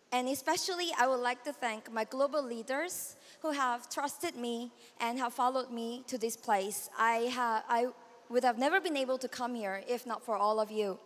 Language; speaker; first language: English; non-native, fluent; Korean